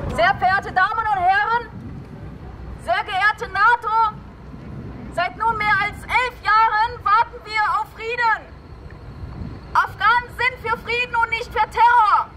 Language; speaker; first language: German; early bilingual, other home language; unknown